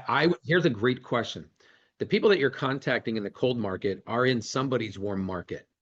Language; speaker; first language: English; native; English